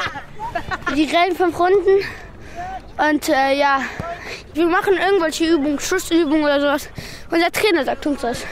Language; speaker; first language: German; early bilingual, other home language; Pashto